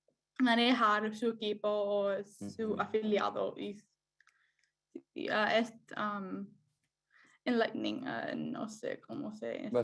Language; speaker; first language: Spanish; non-native, learner; English